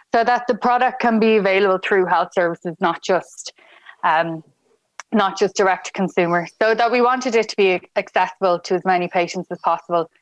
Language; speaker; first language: English; native; English